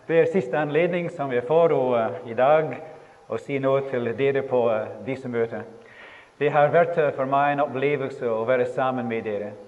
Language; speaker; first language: Norwegian; non-native, fluent; English